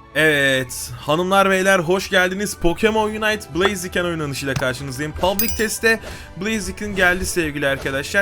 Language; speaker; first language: Turkish; native; Turkish